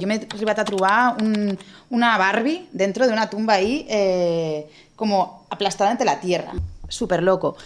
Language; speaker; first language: Spanish; non-native, local second language; Catalan